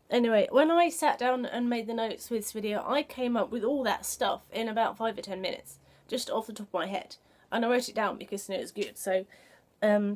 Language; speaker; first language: English; native; English